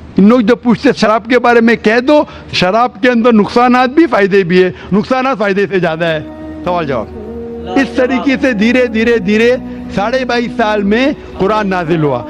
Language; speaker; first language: Urdu; non-native, local second language; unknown